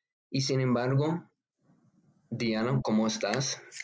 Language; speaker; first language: Spanish; non-native, learner; English